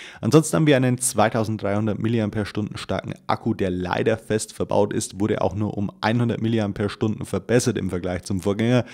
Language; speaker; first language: German; native; German